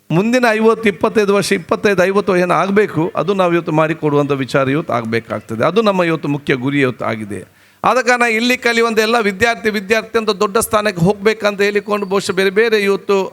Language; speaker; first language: Kannada; non-native, local second language; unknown